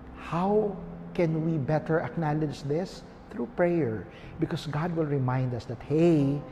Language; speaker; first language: English; non-native, local second language; Filipino